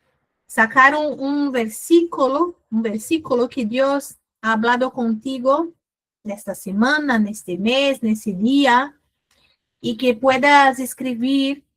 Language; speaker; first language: Spanish; non-native, fluent; Portuguese